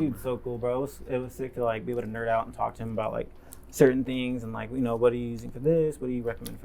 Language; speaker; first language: English; native; English